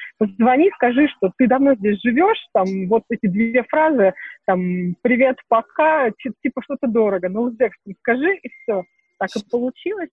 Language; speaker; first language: Russian; native; Russian